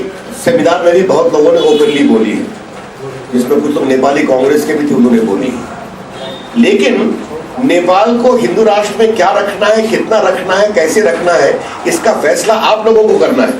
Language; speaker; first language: Hindi; native; Hindi